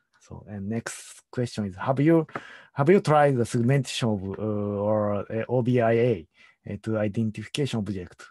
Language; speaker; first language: English; non-native, learner; Japanese